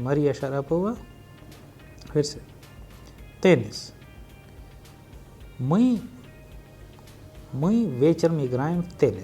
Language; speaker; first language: Russian; non-native, fluent; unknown